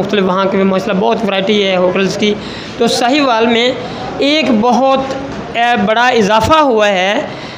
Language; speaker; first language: Hindi; non-native, local second language; Punjabi